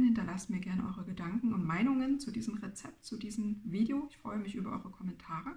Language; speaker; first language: German; native; German